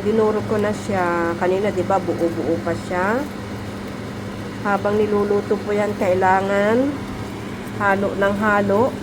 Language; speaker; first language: Filipino; native; Filipino